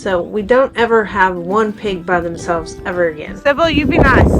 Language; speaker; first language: English; native; English